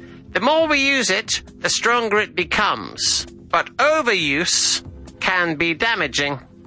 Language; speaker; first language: English; native; English